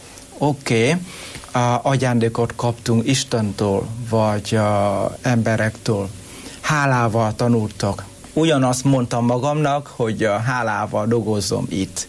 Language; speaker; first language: Hungarian; non-native, learner; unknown